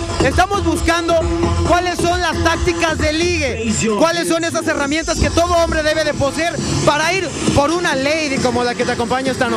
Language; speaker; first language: Spanish; native; Spanish